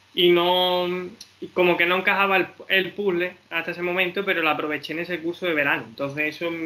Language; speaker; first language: Spanish; native; Spanish